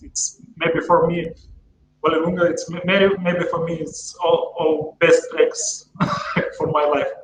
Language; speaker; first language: English; non-native, learner; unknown